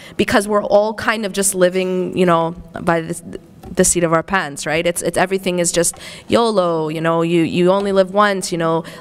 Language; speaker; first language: English; native; English